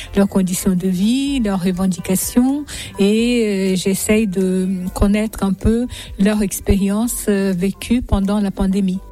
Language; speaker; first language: French; non-native, fluent; Japanese